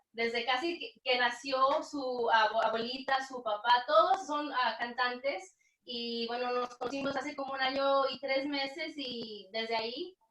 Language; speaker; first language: Spanish; early bilingual, heritage; Spanish